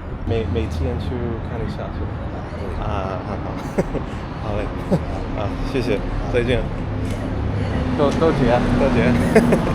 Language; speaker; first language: Chinese; non-native, learner; English